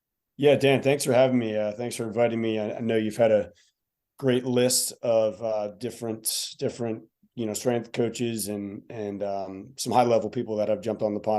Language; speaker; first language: English; native; English